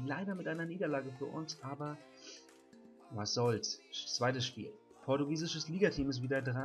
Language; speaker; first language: German; native; German